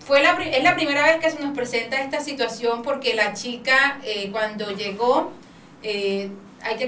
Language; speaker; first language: Spanish; native; Spanish